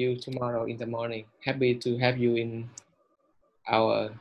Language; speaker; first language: English; non-native, learner; Vietnamese